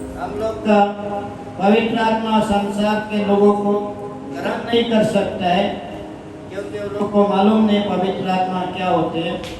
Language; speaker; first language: Hindi; non-native, local second language; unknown